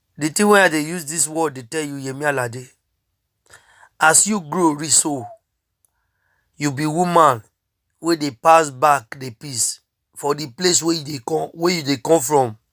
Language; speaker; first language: Nigerian Pidgin; non-native, local second language; Bini